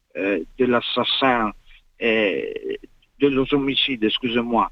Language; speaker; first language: French; non-native, fluent; Italian